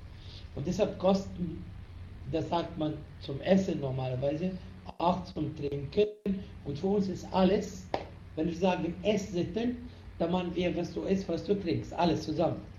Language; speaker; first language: German; non-native, fluent; Arabic